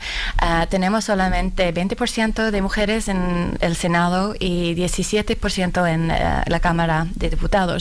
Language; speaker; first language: Spanish; non-native, fluent; Finnish